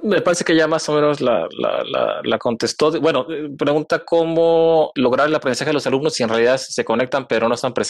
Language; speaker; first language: Spanish; native; Spanish